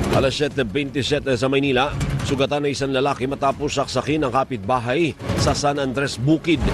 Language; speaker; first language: Filipino; native; Filipino